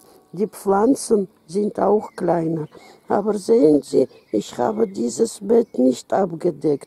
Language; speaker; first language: German; non-native, learner; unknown